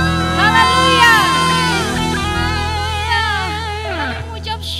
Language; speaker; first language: Indonesian; native; Indonesian